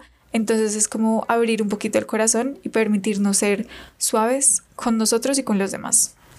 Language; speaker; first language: Spanish; native; Spanish